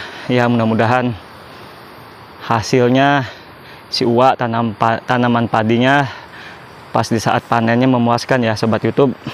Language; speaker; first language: Indonesian; native; Indonesian